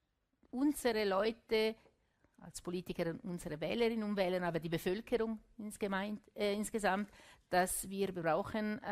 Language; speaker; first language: German; non-native, local second language; Italian